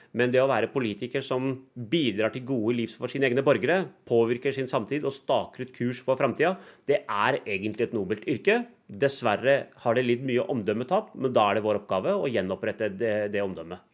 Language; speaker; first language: Norwegian; early bilingual, other home language; Punjabi